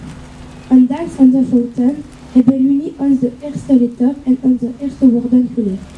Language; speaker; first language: Dutch; non-native, local second language; French